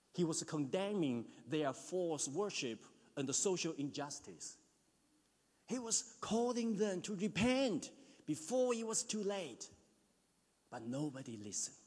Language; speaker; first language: English; non-native, fluent; Chinese